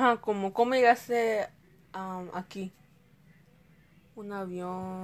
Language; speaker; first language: Spanish; early bilingual, heritage; Spanish